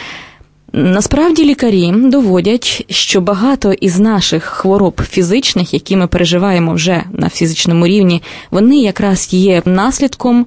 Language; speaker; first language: Ukrainian; native; Ukrainian